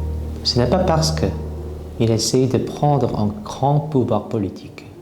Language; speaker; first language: French; non-native, fluent; Korean